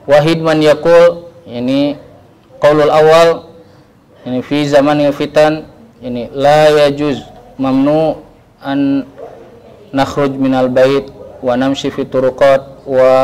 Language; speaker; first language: Arabic; non-native, learner; Indonesian